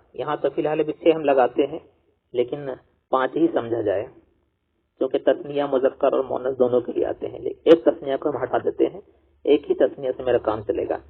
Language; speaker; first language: Urdu; native; Urdu